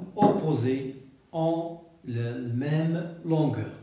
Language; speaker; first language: French; non-native, local second language; Arabic